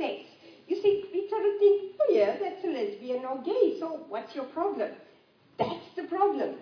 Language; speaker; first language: English; non-native, local second language; Sinhala